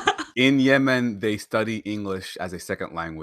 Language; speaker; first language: English; non-native, fluent; Arabic